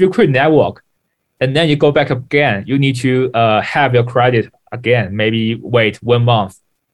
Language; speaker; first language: English; non-native, fluent; Chinese